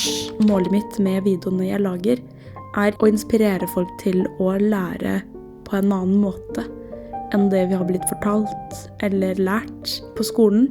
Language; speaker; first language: Norwegian; non-native, fluent; French